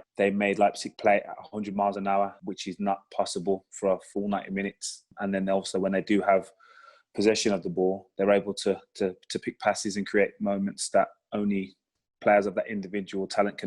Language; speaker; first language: English; native; English